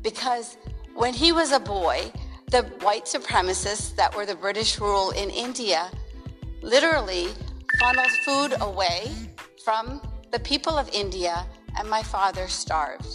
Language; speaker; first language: English; early bilingual, other home language; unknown